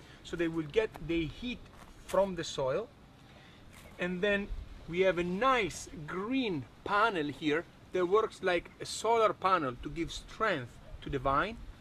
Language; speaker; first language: English; non-native, fluent; Italian